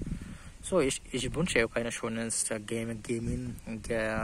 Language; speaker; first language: German; non-native, learner; Bangla